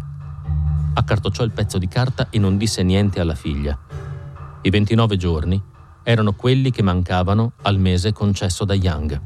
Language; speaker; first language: Italian; native; Italian